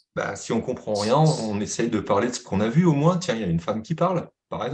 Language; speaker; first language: French; native; French